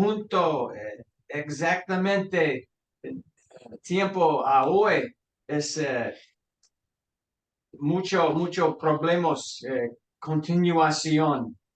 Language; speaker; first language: Spanish; non-native, learner; English